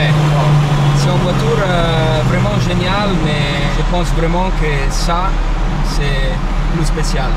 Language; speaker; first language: French; non-native, learner; Italian